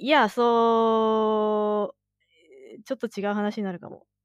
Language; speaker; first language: Japanese; native; Japanese